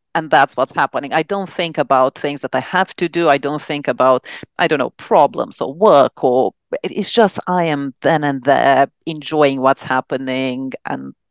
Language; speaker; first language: English; non-native, fluent; Romanian